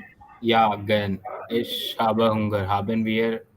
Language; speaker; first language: German; non-native, learner; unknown